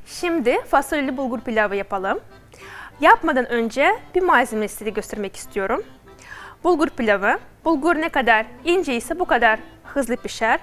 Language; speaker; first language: Turkish; non-native, fluent; Russian